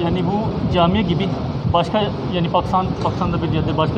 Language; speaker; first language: Turkish; non-native, learner; Urdu